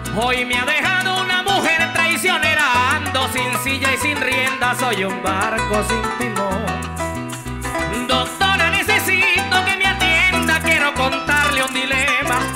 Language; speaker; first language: Spanish; native; Spanish